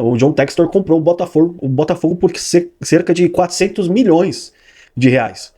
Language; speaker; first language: Portuguese; native; Portuguese